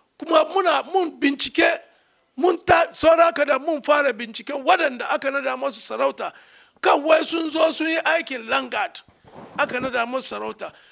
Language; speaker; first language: Hausa; early bilingual, heritage; Hausa